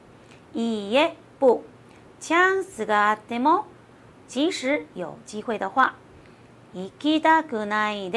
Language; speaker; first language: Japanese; non-native, fluent; Chinese